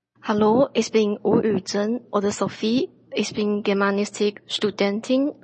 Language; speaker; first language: German; non-native, learner; Chinese